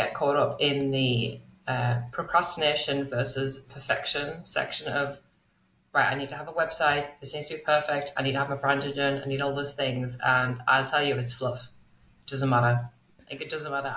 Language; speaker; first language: English; native; English